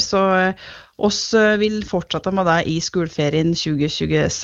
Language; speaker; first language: Norwegian; native; Norwegian